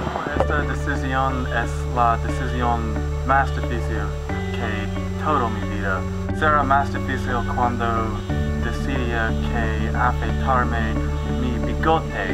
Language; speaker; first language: Spanish; non-native, learner; English